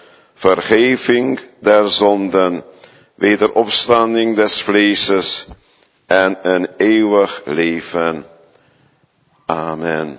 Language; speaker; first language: Dutch; non-native, fluent; Hungarian